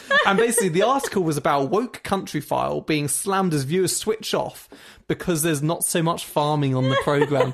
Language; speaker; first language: English; native; English